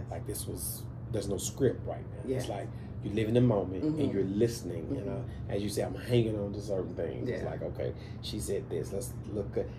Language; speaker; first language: English; native; English